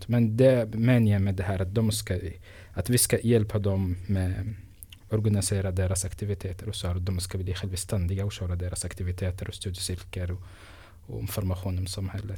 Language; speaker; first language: Swedish; non-native, fluent; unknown